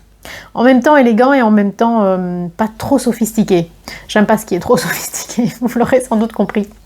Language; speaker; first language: French; native; French